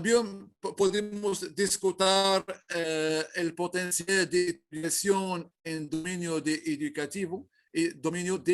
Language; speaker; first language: Spanish; non-native, learner; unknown